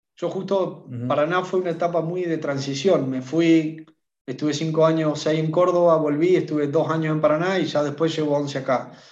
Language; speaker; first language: Spanish; native; Spanish